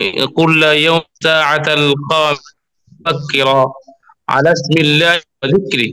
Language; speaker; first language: Arabic; non-native, learner; Bangla